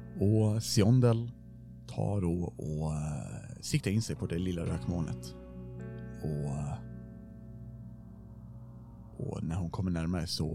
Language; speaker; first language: Swedish; native; Swedish